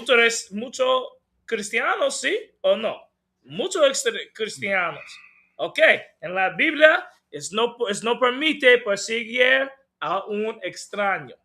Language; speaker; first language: Spanish; non-native, learner; English